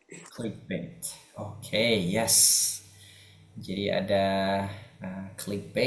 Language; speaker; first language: English; non-native, fluent; Indonesian